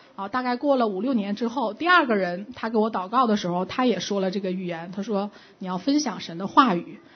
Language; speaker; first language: Chinese; native; Chinese